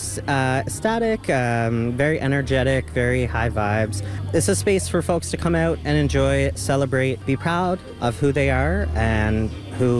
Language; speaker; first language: English; native; English